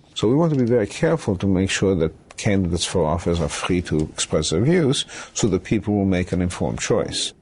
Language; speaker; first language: English; early bilingual, other home language; Romanian